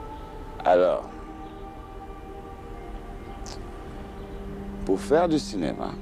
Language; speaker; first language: French; non-native, local second language; Wolof